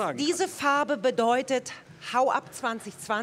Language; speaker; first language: German; native; German